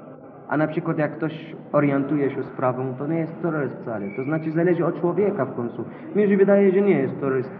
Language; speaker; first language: Polish; non-native, local second language; Arabic